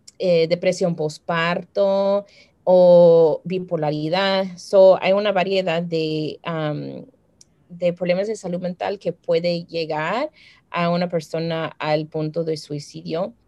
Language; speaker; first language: Spanish; early bilingual, heritage; Spanish